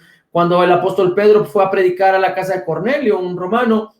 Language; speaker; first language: Spanish; native; Spanish